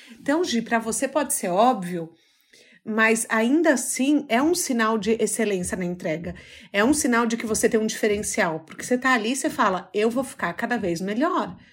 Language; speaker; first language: Portuguese; native; Portuguese